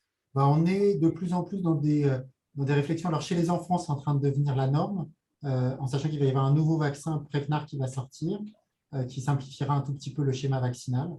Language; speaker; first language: French; native; French